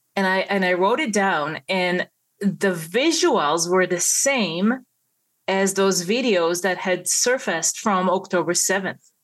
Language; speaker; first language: English; non-native, fluent; Hebrew